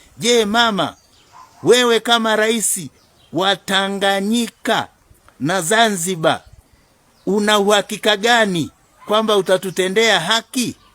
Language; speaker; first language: Swahili; native; Swahili